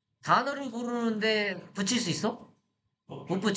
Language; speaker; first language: Korean; native; Korean